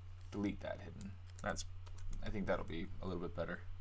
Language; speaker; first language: English; native; English